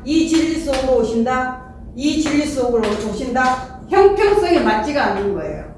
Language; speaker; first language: Korean; native; Korean